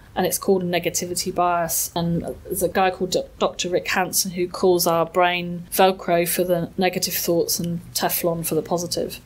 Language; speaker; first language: English; native; English